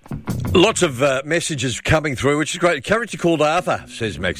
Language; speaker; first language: English; native; English